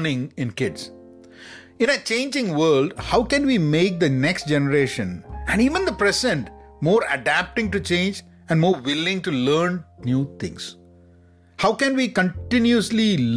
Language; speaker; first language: English; non-native, local second language; Malayalam